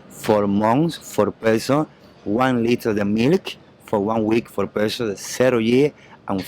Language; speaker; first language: English; non-native, learner; Spanish